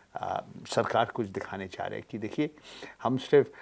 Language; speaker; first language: Hindi; native; Hindi